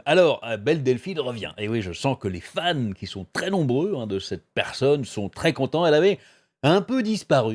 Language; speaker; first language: French; native; French